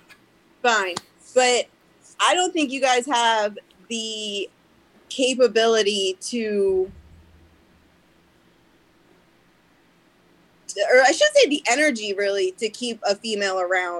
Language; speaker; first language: English; native; English